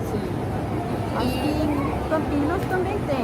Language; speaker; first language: Portuguese; non-native, learner; Korean